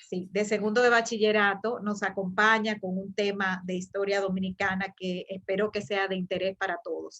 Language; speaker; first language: Spanish; native; Spanish